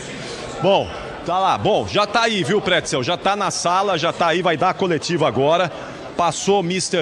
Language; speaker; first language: Portuguese; native; Portuguese